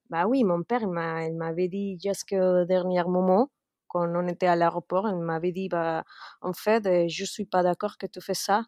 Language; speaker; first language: French; non-native, fluent; Spanish